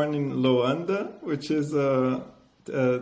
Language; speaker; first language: English; non-native, fluent; Portuguese